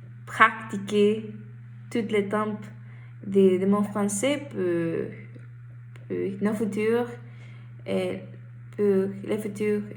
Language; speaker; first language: French; non-native, learner; Spanish